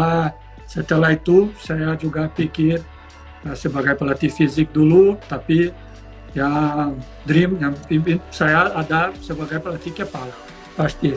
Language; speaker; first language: Indonesian; non-native, fluent; Portuguese